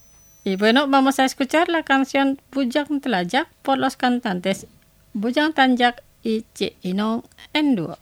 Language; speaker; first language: Spanish; non-native, fluent; Indonesian